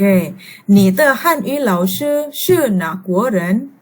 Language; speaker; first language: Chinese; non-native, fluent; Indonesian